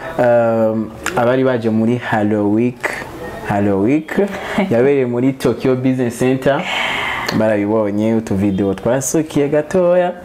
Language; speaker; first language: Rundi; native; Rundi